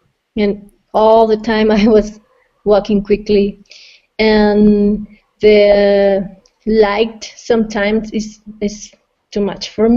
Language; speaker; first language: English; non-native, fluent; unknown